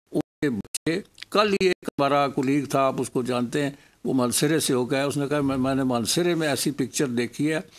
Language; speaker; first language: Urdu; native; Urdu